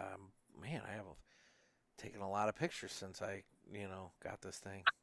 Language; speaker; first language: English; native; English